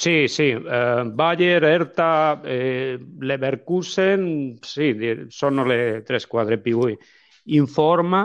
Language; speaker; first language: Italian; non-native, fluent; Spanish